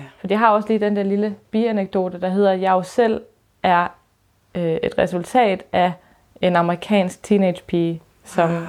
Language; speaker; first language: Danish; early bilingual, other home language; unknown